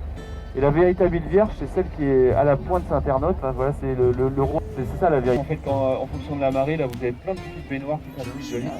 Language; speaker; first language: French; native; French